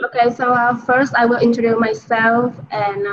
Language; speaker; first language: English; non-native, learner; Vietnamese